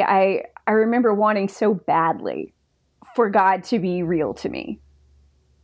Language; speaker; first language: English; native; English